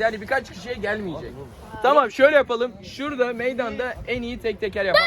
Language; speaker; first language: Turkish; native; Turkish